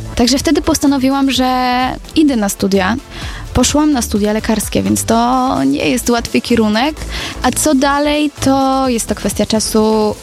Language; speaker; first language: Polish; native; Polish